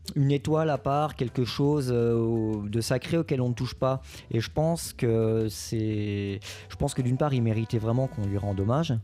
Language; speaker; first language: French; native; French